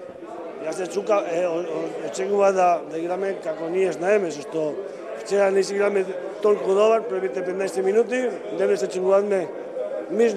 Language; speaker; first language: Macedonian; non-native, learner; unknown